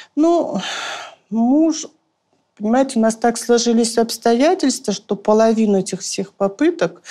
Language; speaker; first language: Russian; native; Russian